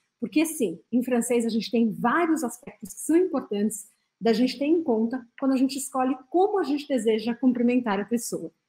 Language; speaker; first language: Portuguese; non-native, fluent; French